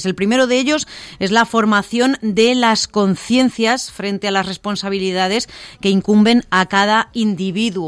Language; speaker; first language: Spanish; native; Spanish